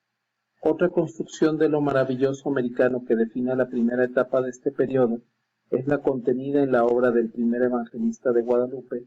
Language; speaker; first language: Spanish; native; Spanish